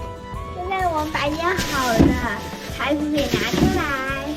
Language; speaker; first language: Chinese; early bilingual, heritage; Chinese